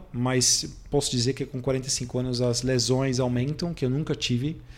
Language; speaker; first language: Portuguese; non-native, fluent; Dutch